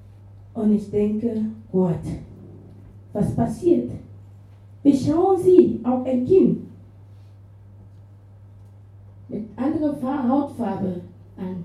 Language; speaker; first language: German; non-native, fluent; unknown